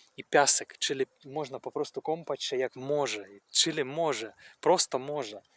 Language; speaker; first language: Polish; non-native, fluent; Russian